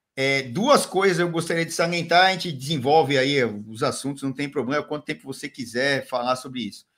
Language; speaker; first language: Portuguese; native; Portuguese